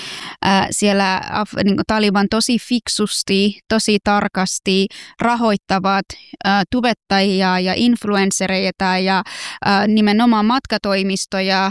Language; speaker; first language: Finnish; non-native, fluent; Persian